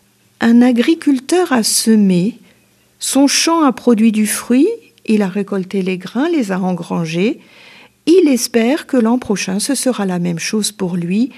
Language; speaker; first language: French; native; French